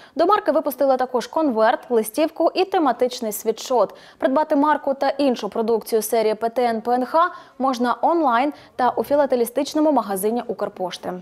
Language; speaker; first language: Ukrainian; native; Ukrainian